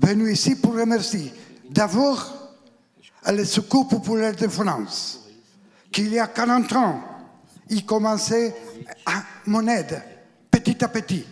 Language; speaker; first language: French; non-native, learner; Spanish